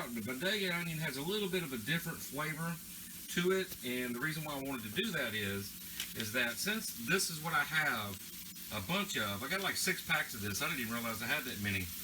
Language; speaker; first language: English; native; English